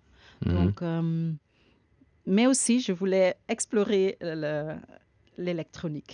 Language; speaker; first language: French; non-native, learner; Dutch